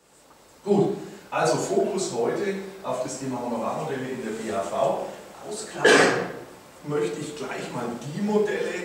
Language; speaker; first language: German; native; German